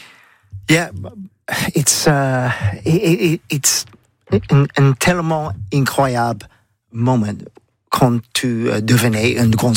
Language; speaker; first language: French; non-native, learner; English